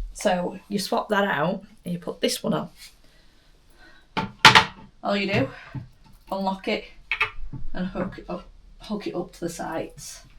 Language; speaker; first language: English; native; English